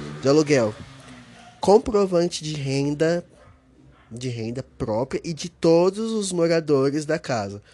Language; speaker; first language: Portuguese; native; Portuguese